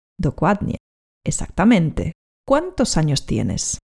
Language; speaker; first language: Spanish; non-native, fluent; Polish